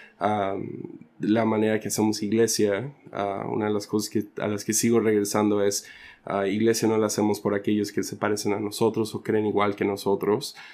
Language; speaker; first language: Spanish; early bilingual, other home language; English